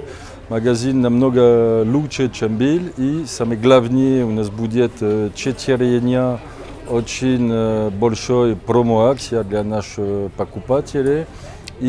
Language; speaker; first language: Russian; non-native, learner; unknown